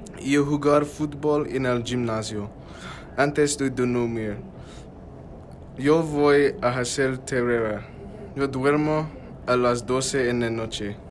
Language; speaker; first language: Spanish; non-native, learner; English